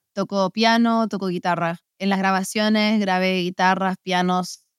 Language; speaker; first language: Spanish; early bilingual, heritage; Spanish